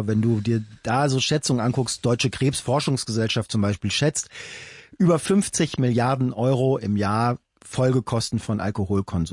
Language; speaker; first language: German; native; German